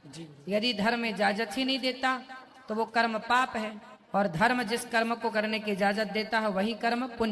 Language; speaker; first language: Hindi; native; Hindi